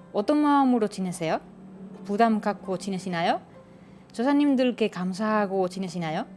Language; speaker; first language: Korean; non-native, fluent; Spanish